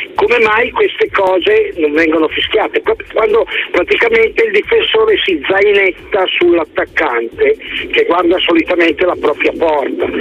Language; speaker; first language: Italian; native; Italian